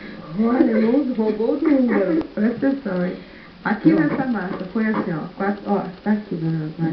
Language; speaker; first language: Portuguese; native; Portuguese